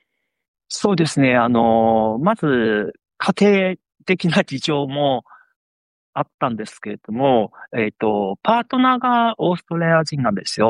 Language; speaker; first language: Japanese; non-native, fluent; Chinese